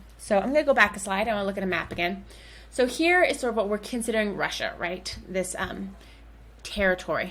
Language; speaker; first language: English; native; English